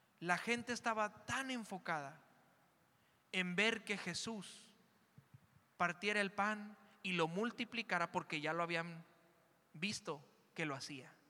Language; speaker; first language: Spanish; early bilingual, heritage; Spanish